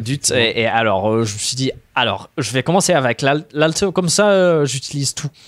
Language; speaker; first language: French; non-native, fluent; English